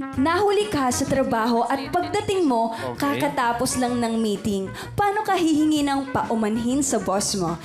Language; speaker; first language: Filipino; native; Filipino